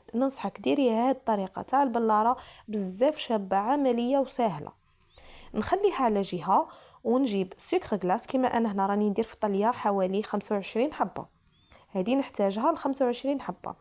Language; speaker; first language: Arabic; native; Arabic